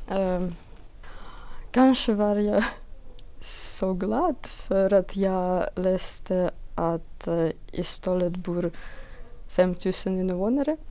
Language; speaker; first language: Swedish; non-native, learner; Russian